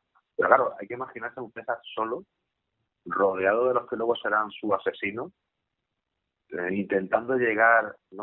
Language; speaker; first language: Spanish; native; Spanish